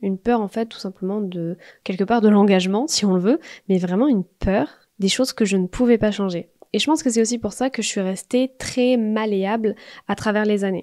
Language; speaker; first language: French; native; French